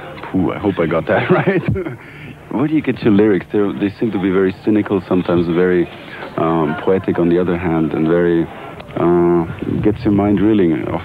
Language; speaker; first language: English; non-native, fluent; German